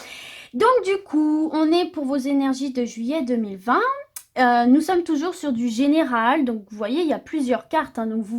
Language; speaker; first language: French; native; French